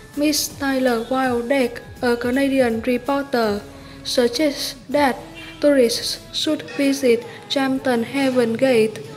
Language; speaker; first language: English; non-native, fluent; Vietnamese